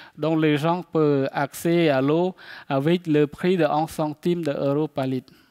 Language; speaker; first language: French; non-native, fluent; Khmer